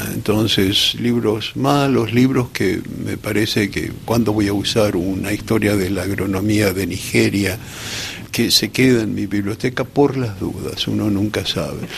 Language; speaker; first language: Spanish; early bilingual, other home language; English